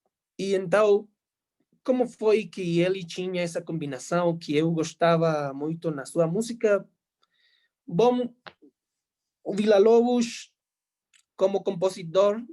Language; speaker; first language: Portuguese; non-native, fluent; Spanish